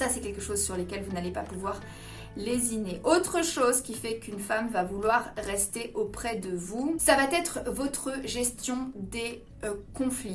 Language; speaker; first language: French; native; French